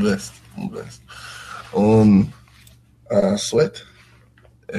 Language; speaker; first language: French; non-native, learner; English